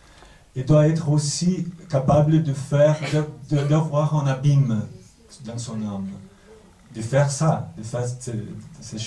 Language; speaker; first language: French; non-native, fluent; Portuguese